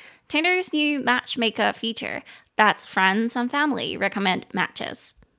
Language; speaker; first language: English; non-native, fluent; Chinese